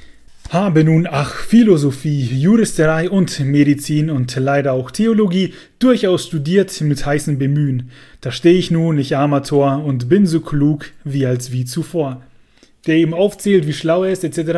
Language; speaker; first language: German; native; German